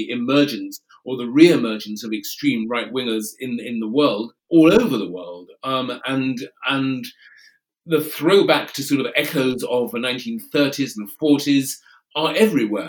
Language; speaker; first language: English; native; English